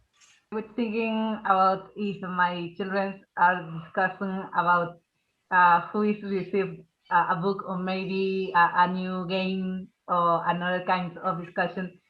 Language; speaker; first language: English; non-native, learner; Spanish